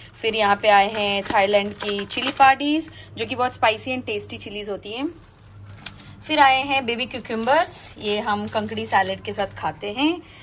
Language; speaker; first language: Hindi; non-native, local second language; Marathi